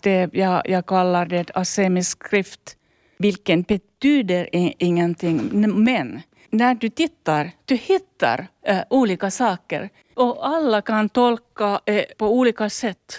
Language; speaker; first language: Swedish; non-native, local second language; Finnish